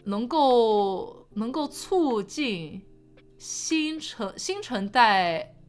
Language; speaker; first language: Chinese; early bilingual, heritage; Chinese